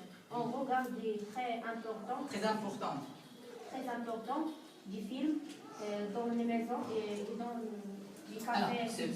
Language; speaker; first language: French; non-native, learner; Arabic